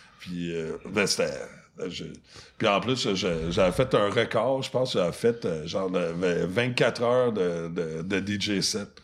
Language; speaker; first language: French; non-native, local second language; English